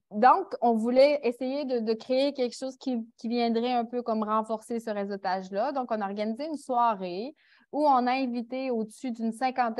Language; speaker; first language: French; native; French